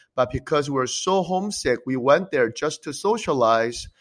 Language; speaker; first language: English; early bilingual, other home language; Korean